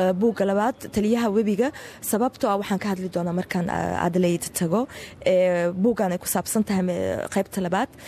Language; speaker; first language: Somali; early bilingual, heritage; Somali